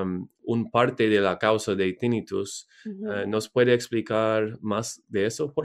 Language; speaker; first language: Spanish; non-native, learner; English